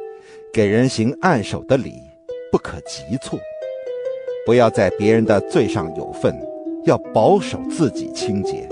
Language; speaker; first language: Chinese; native; Chinese